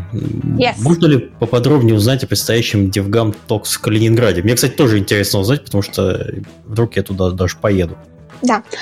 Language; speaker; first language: Russian; native; Russian